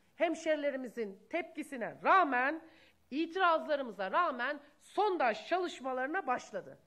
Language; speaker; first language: Turkish; native; Turkish